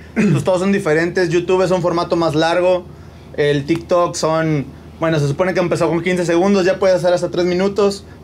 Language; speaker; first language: Spanish; native; Spanish